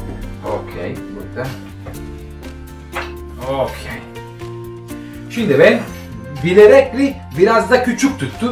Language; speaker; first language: Turkish; non-native, fluent; Italian